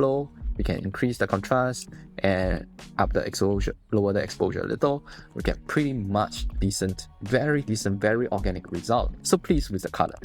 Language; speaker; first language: English; non-native, fluent; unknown